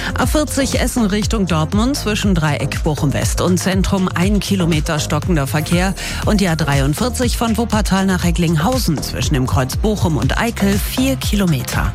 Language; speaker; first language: German; native; German